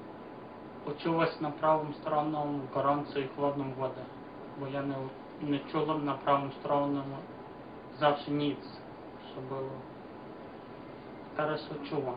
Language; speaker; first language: Polish; non-native, learner; Ukrainian